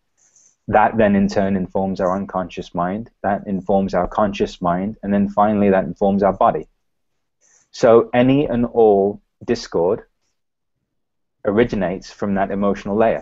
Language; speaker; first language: English; native; English